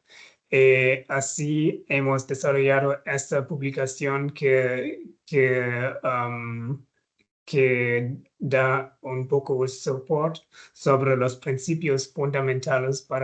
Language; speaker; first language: Spanish; non-native, fluent; German